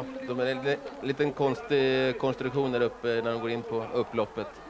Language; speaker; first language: Swedish; native; Swedish